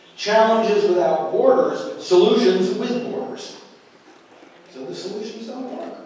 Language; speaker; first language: English; native; English